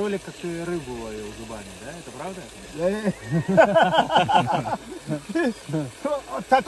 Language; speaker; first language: Russian; native; Russian